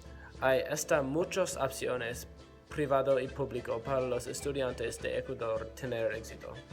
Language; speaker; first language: Spanish; non-native, learner; English